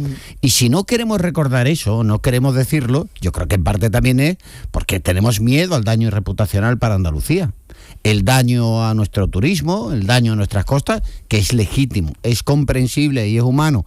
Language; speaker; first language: Spanish; native; Spanish